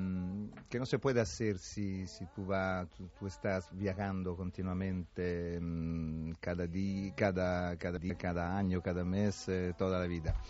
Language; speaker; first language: Spanish; non-native, fluent; Italian